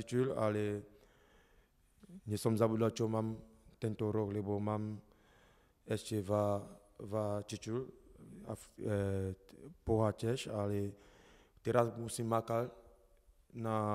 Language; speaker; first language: Slovak; non-native, learner; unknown